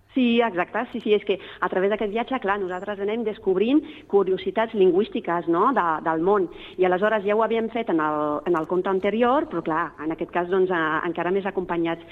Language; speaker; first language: Catalan; non-native, fluent; French